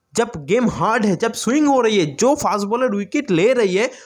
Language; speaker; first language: Hindi; native; Hindi